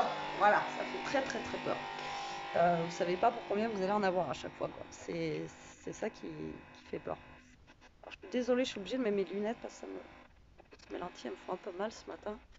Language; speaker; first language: French; native; French